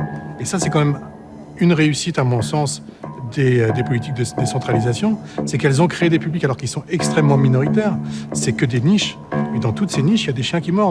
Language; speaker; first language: French; native; French